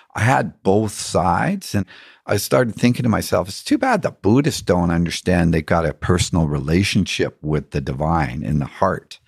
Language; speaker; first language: English; native; English